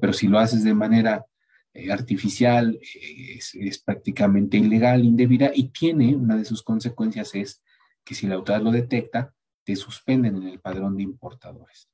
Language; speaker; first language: Spanish; native; Spanish